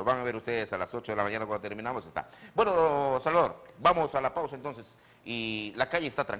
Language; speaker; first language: Spanish; native; Spanish